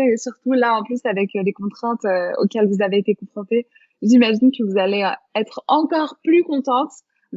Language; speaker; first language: French; native; French